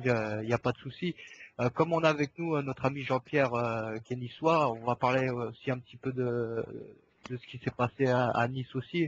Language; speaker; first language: French; native; French